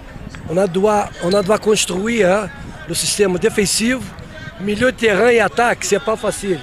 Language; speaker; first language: French; non-native, fluent; Portuguese